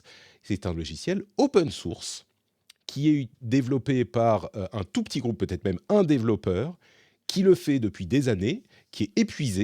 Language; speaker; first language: French; native; French